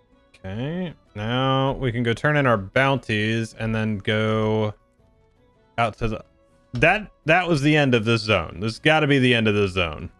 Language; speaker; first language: English; native; English